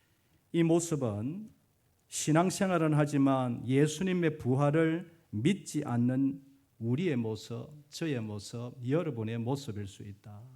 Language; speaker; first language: Korean; native; Korean